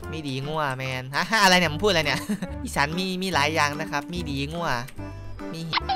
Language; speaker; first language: Thai; native; Thai